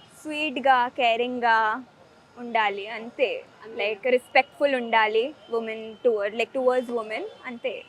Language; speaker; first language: Telugu; early bilingual, heritage; Telugu